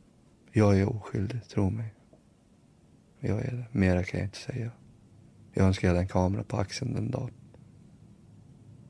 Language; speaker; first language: Swedish; early bilingual, other home language; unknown